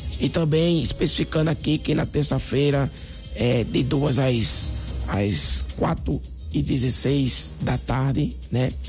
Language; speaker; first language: Portuguese; native; Portuguese